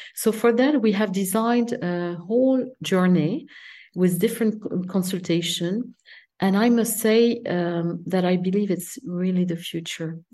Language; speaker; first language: English; non-native, fluent; French